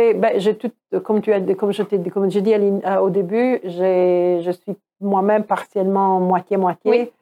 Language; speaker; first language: French; non-native, fluent; Croatian